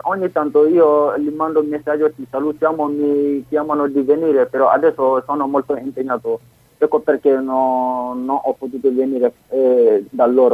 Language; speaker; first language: Italian; non-native, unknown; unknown